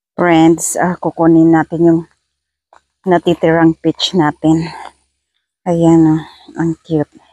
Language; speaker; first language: Filipino; non-native, local second language; Masbatenyo